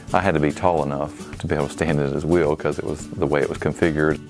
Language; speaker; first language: English; native; English